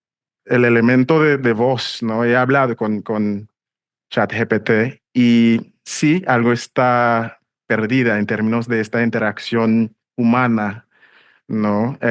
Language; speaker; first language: Spanish; non-native, fluent; English